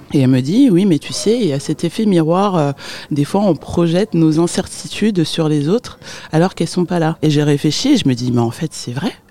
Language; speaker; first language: French; early bilingual, other home language; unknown